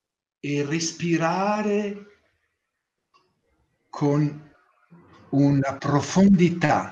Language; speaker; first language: Spanish; non-native, learner; Italian